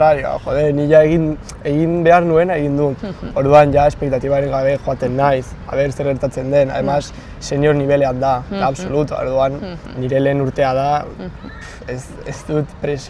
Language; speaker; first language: Basque; non-native, local second language; Spanish